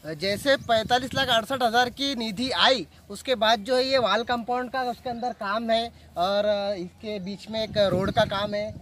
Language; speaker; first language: Hindi; non-native, local second language; Urdu